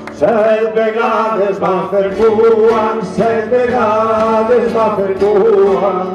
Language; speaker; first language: Catalan; non-native, local second language; Spanish